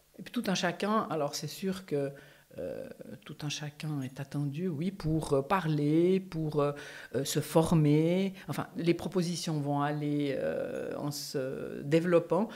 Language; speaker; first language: French; native; French